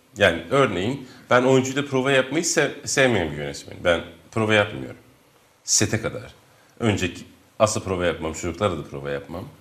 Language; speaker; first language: Turkish; non-native, local second language; Kurdish